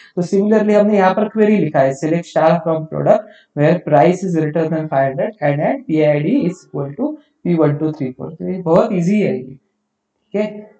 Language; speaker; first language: Hindi; non-native, local second language; Marathi